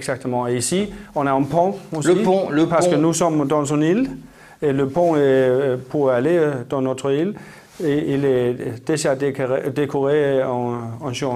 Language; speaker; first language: French; non-native, learner; Danish